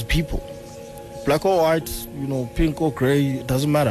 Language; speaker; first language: English; non-native, local second language; Xhosa